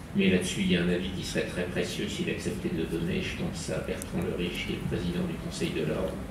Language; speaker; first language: French; native; French